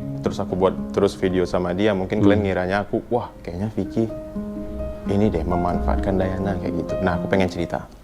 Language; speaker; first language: Indonesian; native; Indonesian